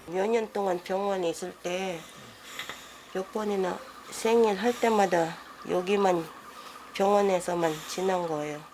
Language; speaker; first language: Korean; non-native, learner; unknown